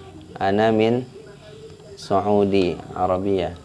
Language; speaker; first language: Arabic; non-native, fluent; Indonesian